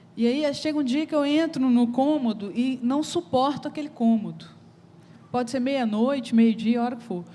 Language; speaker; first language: Portuguese; native; Portuguese